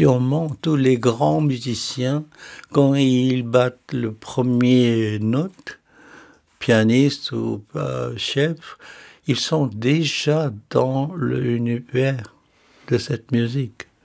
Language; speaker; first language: French; non-native, fluent; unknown